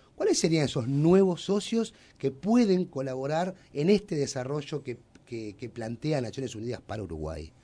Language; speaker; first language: Spanish; native; Spanish